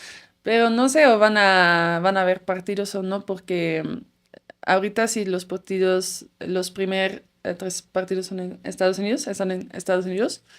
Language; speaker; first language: Spanish; non-native, fluent; Dutch